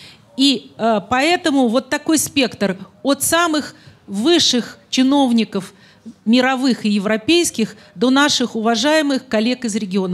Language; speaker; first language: Russian; native; Russian